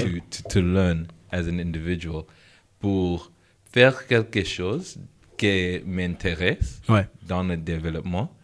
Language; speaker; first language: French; non-native, learner; English